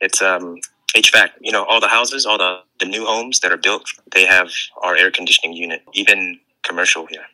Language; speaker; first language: English; early bilingual, other home language; Lao